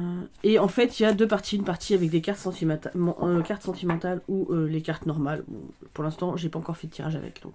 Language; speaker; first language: French; native; French